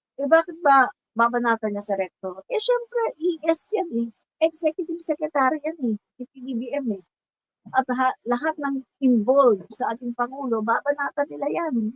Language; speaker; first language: Filipino; non-native, local second language; Cebuano